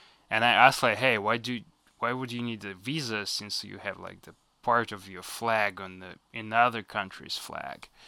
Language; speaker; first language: English; non-native, fluent; Russian